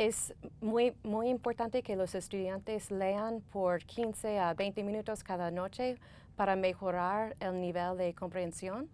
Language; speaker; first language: Spanish; non-native, fluent; English